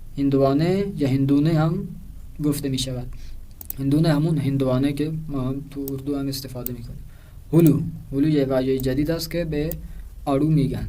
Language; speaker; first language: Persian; non-native, fluent; Urdu